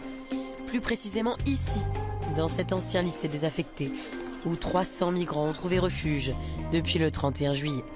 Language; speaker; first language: French; native; French